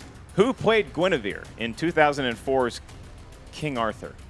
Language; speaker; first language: English; native; English